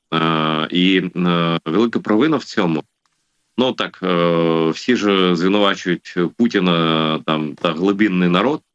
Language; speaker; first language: Ukrainian; non-native, local second language; Russian